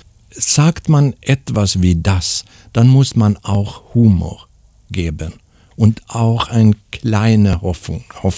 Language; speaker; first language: German; non-native, learner; Swedish